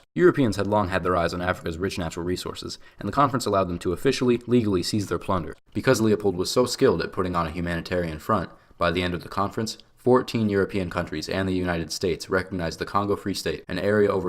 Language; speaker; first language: English; native; English